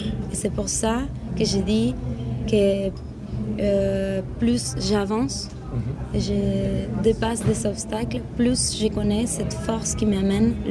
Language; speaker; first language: French; non-native, fluent; Spanish